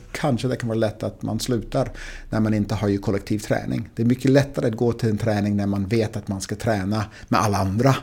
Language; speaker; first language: Swedish; non-native, fluent; English